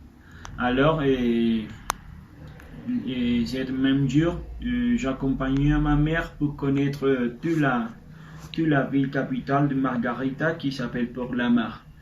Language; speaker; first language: French; non-native, learner; Spanish